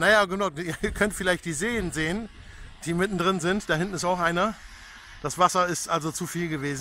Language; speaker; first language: German; native; German